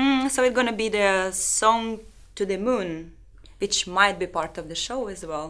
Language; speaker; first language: English; non-native, fluent; Russian